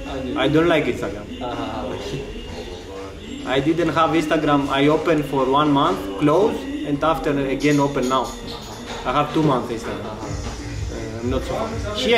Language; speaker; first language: English; non-native, learner; Greek